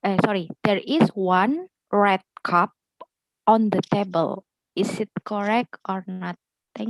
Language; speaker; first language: English; non-native, learner; Indonesian